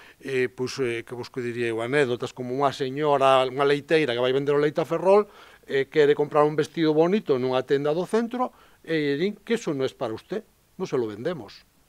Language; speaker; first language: Galician; native; Galician